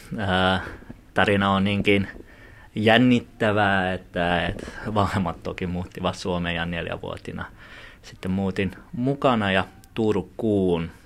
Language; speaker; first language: Finnish; early bilingual, other home language; Chinese